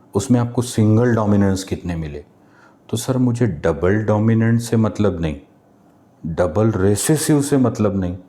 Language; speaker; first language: Hindi; non-native, local second language; Marathi